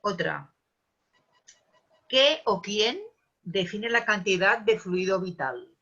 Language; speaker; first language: Spanish; native; Spanish